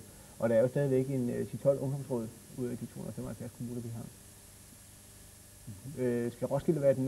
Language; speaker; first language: Danish; native; Danish